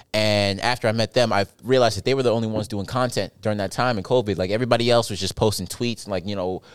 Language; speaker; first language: English; native; English